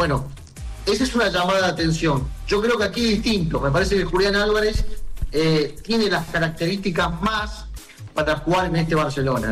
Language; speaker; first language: Spanish; native; Spanish